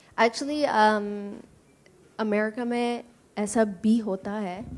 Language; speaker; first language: Hindi; non-native, learner; English